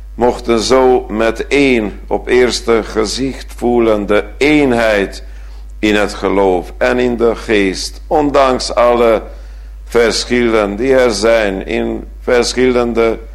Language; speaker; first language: Dutch; non-native, fluent; Hungarian